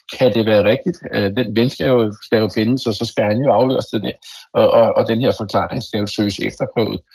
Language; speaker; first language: Danish; native; Danish